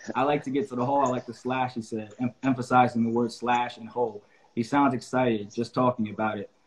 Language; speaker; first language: English; native; English